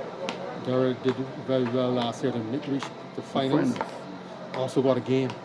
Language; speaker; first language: English; native; English